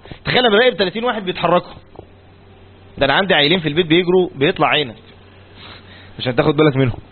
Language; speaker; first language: Arabic; native; Arabic